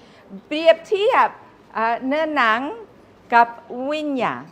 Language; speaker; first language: Thai; non-native, fluent; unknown